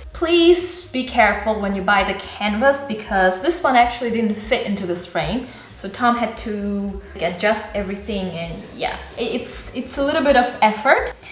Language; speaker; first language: English; non-native, fluent; Russian